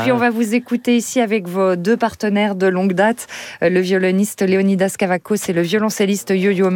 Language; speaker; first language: French; native; French